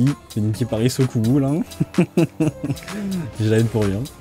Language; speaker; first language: French; native; French